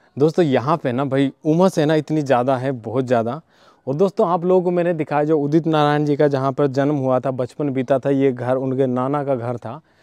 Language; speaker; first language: Hindi; native; Hindi